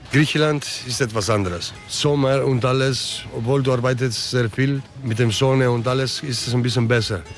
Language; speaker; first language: German; early bilingual, other home language; Greek